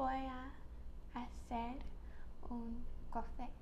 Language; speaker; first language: Spanish; non-native, learner; English